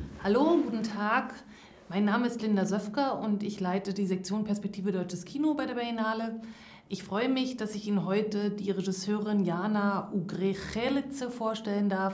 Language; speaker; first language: German; native; German